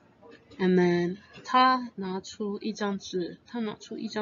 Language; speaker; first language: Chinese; non-native, fluent; English